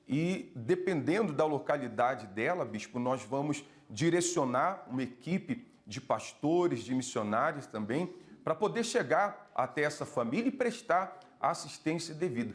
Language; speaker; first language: Portuguese; native; Portuguese